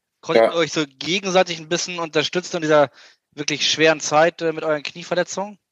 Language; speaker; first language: German; native; German